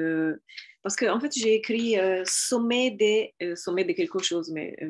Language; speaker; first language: French; non-native, fluent; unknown